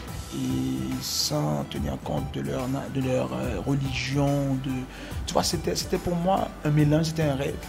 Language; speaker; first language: French; non-native, local second language; Haitian Creole